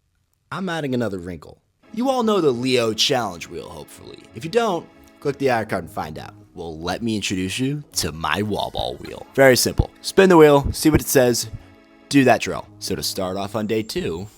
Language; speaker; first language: English; native; English